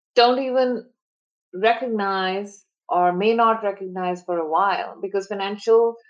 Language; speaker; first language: English; non-native, local second language; Hindi